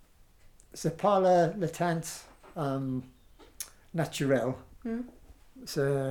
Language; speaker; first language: French; non-native, learner; English